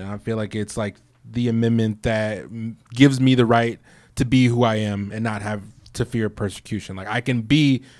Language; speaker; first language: English; native; English